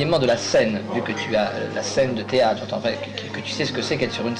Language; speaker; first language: French; native; French